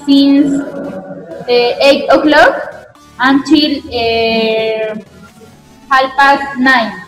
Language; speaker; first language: English; non-native, learner; Spanish